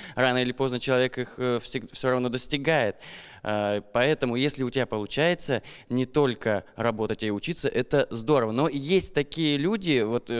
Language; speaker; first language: Russian; native; Russian